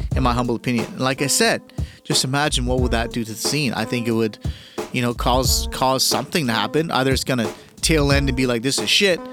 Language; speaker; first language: English; early bilingual, other home language; Punjabi